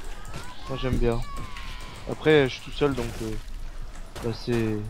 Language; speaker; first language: French; native; French